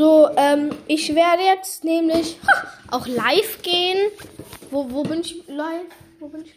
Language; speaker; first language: German; native; German